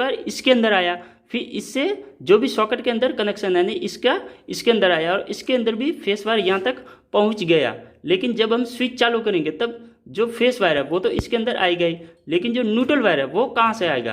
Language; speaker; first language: Hindi; native; Hindi